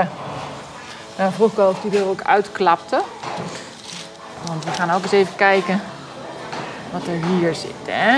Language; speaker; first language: Dutch; native; Dutch